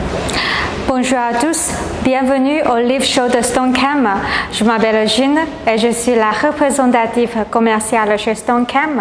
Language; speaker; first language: French; non-native, learner; Chinese